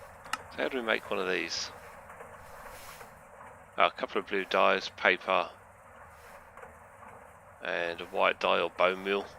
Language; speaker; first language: English; native; English